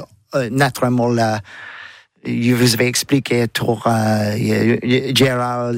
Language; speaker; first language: French; non-native, learner; English